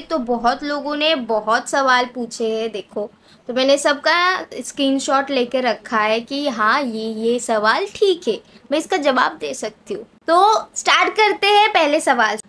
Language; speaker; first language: Hindi; non-native, local second language; Bangla